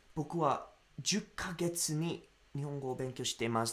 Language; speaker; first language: Japanese; non-native, learner; English